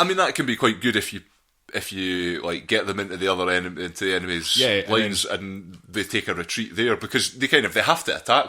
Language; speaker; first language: English; native; English